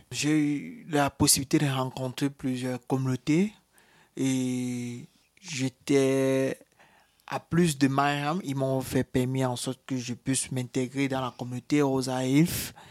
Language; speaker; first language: French; native; French